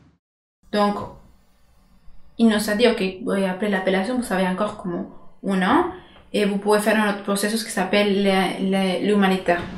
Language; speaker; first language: French; non-native, learner; Spanish